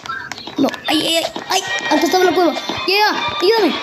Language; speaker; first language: Spanish; native; Spanish